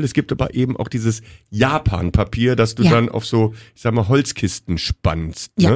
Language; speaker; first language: German; native; German